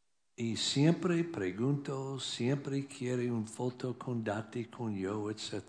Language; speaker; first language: Spanish; non-native, learner; English